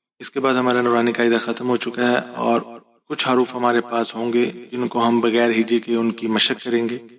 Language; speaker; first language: Urdu; native; Urdu